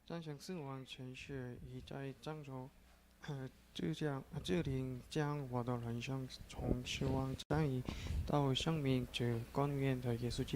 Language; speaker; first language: Chinese; non-native, learner; Korean